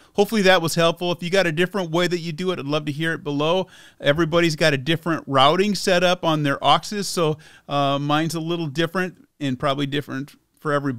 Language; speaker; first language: English; native; English